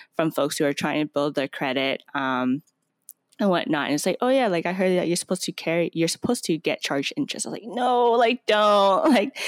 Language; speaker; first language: English; native; English